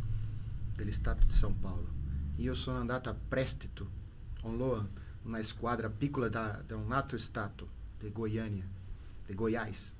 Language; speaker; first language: Italian; non-native, learner; Portuguese